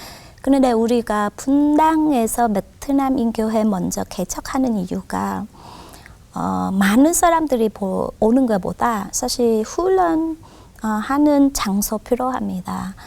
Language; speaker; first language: Korean; non-native, fluent; Vietnamese